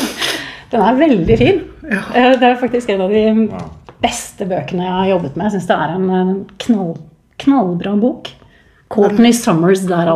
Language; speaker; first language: Norwegian; native; Norwegian